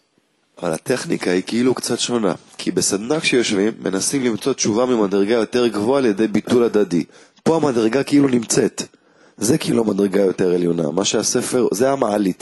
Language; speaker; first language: Hebrew; native; Hebrew